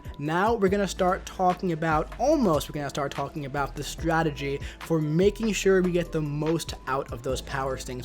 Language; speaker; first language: English; native; English